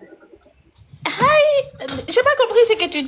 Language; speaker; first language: French; non-native, local second language; Fula